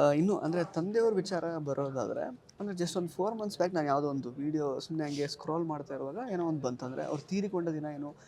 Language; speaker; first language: Kannada; native; Kannada